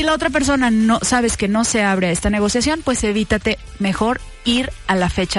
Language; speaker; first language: Spanish; native; Spanish